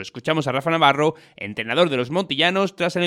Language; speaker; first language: Spanish; native; Spanish